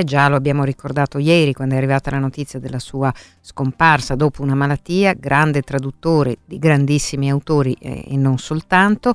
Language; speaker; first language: Italian; native; Italian